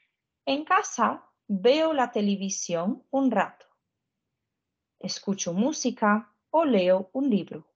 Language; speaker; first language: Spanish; non-native, fluent; Ukrainian